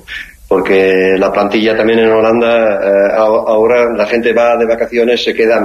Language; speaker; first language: Spanish; early bilingual, heritage; Spanish